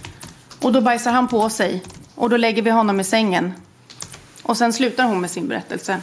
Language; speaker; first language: Swedish; native; Swedish